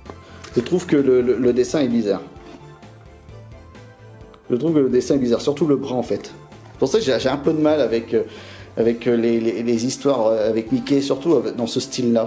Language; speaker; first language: French; native; French